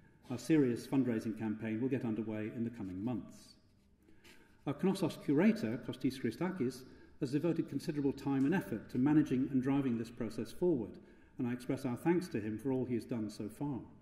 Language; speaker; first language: English; native; English